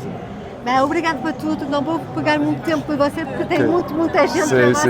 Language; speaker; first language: Portuguese; non-native, learner; French